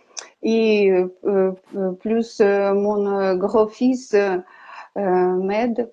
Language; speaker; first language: French; non-native, learner; Ukrainian